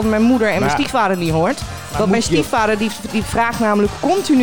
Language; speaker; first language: Dutch; native; Dutch